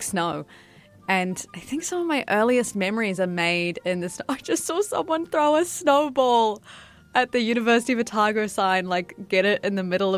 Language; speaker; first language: English; native; English